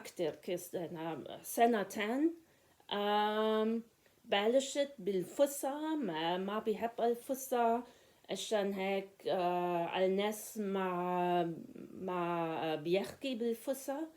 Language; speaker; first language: Arabic; non-native, learner; German